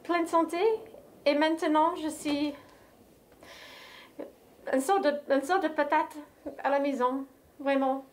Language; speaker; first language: French; non-native, fluent; English